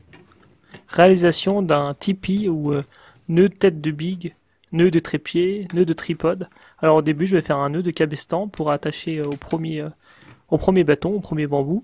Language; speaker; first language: French; native; French